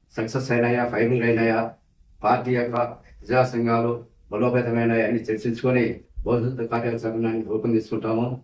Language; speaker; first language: Telugu; native; Telugu